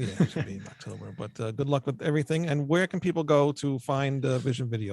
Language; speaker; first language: English; native; English